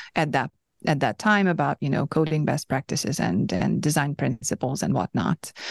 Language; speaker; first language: English; non-native, fluent; Hungarian